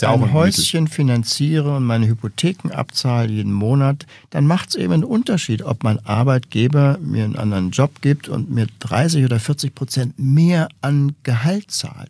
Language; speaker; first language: German; native; German